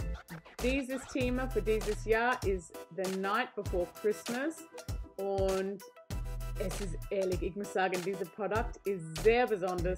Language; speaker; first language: German; non-native, learner; English